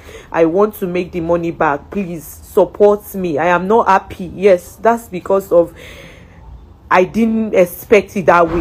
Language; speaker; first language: English; non-native, local second language; Yoruba